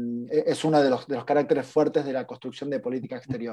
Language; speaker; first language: Spanish; native; Spanish